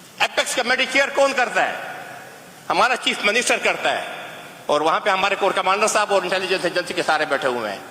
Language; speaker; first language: Urdu; non-native, local second language; Pashto